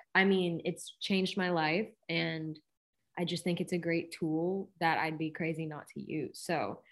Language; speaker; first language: English; native; English